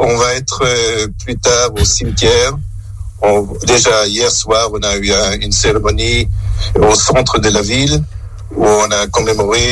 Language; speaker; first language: French; non-native, local second language; German